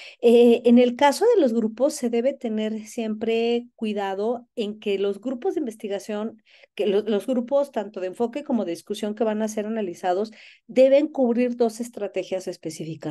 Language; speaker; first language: Spanish; native; Spanish